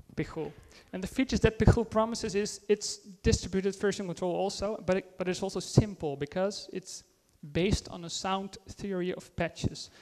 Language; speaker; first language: English; non-native, fluent; Dutch